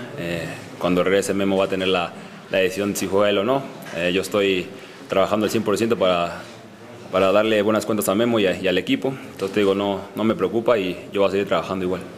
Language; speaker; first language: Spanish; native; Spanish